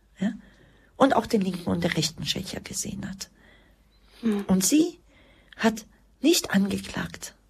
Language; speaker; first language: German; early bilingual, other home language; Croatian